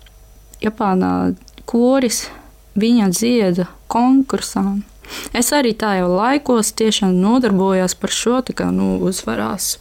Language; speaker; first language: Latvian; non-native, learner; Japanese